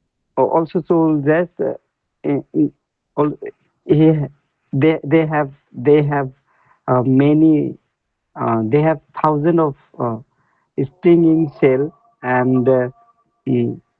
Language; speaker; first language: English; non-native, learner; Bangla